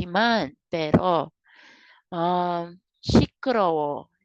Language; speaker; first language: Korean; non-native, learner; Kinaray-a